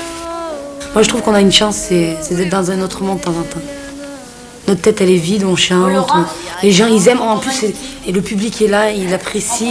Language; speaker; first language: French; native; French